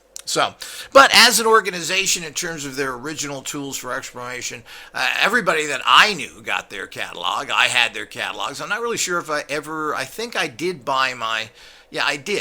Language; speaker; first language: English; native; English